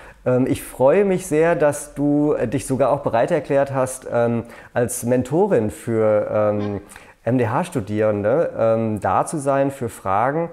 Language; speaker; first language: German; native; German